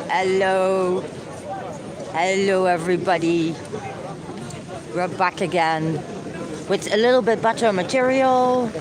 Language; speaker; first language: English; non-native, learner; Dutch